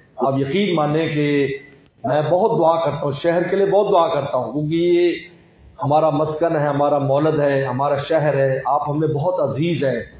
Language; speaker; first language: Urdu; non-native, local second language; Punjabi